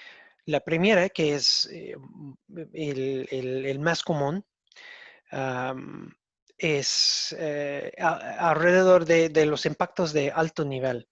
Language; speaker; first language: Spanish; non-native, learner; English